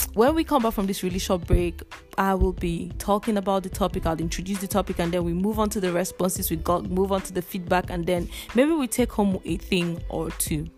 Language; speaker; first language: English; non-native, local second language; Igbo